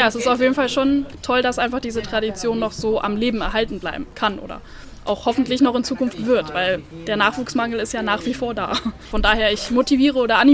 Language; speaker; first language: German; native; German